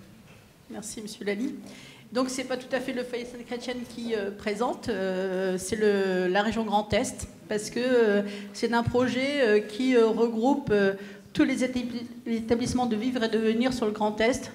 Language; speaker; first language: French; native; French